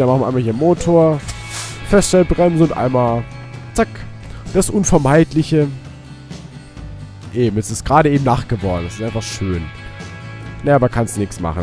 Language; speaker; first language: German; native; German